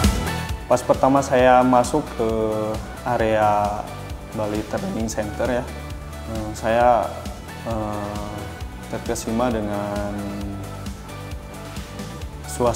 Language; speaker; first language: Indonesian; native; Indonesian